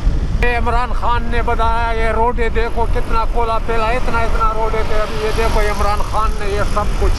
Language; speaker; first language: Hindi; non-native, local second language; Pashto